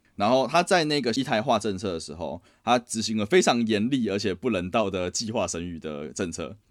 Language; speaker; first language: Chinese; native; Chinese